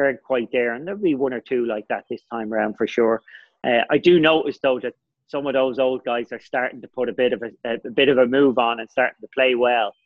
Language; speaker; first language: English; native; English